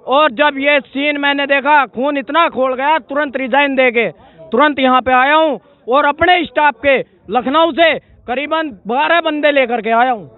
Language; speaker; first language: Hindi; native; Hindi